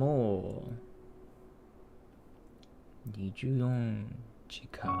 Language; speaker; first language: Japanese; non-native, learner; English